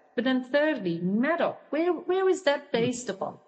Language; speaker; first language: English; non-native, fluent; Dutch